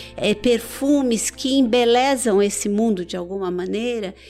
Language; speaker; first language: Portuguese; early bilingual, other home language; Persian